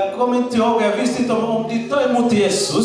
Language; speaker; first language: Swedish; non-native, learner; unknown